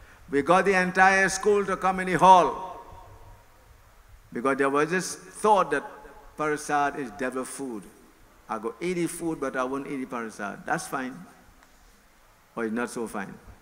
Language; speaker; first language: English; native; English